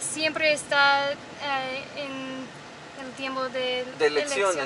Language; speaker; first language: Spanish; non-native, learner; English